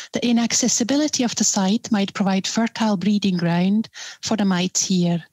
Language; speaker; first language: English; non-native, fluent; German